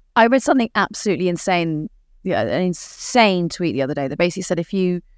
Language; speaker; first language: English; early bilingual, other home language; Italian